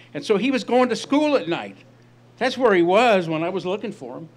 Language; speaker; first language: English; native; English